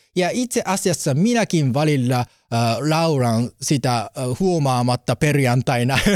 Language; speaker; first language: Finnish; non-native, learner; Japanese